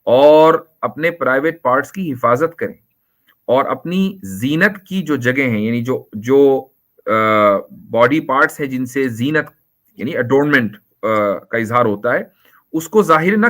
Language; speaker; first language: Hindi; native; Hindi